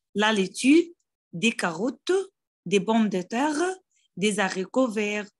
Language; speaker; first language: French; non-native, fluent; Arabic